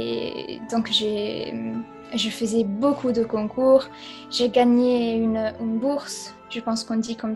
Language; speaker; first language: French; non-native, fluent; Italian